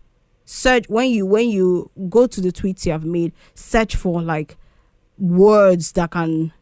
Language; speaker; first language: English; non-native, local second language; Igbo